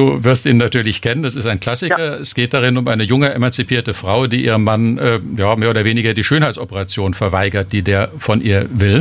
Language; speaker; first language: German; native; German